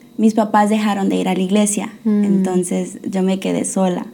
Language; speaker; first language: Spanish; early bilingual, heritage; Spanish